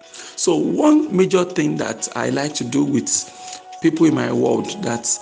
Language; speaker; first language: English; non-native, local second language; Yoruba